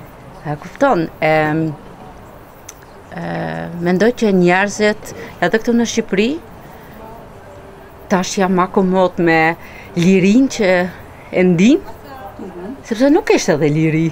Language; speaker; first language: Albanian; early bilingual, heritage; Albanian